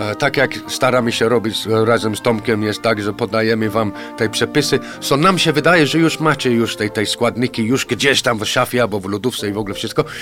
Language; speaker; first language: Polish; non-native, fluent; English